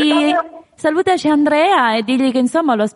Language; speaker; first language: Italian; native; Italian